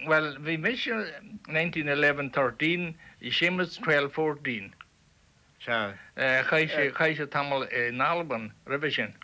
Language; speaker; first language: Irish; native; Irish